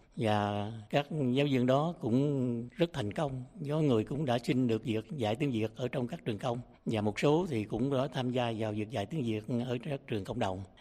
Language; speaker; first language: Vietnamese; native; Vietnamese